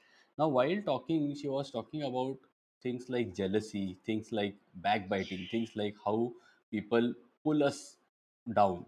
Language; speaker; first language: English; non-native, local second language; Marathi